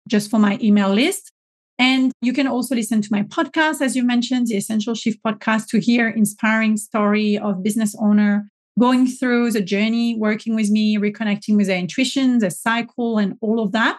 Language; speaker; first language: English; non-native, fluent; French